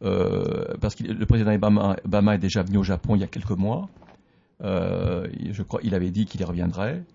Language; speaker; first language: French; native; French